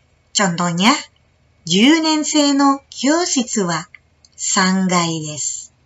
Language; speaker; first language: Japanese; non-native, fluent; Indonesian